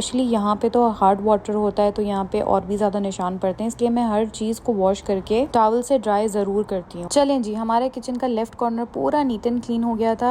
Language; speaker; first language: Urdu; native; Urdu